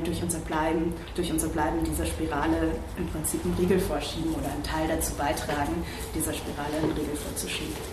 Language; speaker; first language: German; native; German